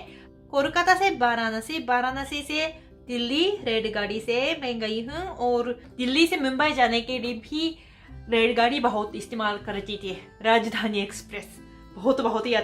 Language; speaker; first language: Hindi; non-native, fluent; Japanese